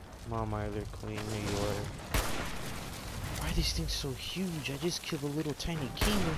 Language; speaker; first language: English; native; English